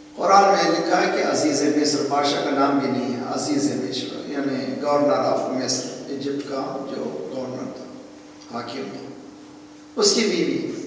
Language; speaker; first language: Urdu; native; Urdu